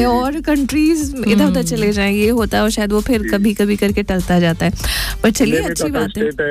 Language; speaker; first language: Hindi; native; Hindi